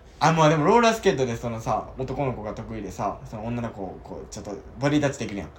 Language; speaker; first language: Japanese; native; Japanese